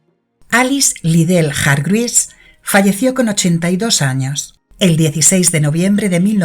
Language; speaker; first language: Spanish; native; Spanish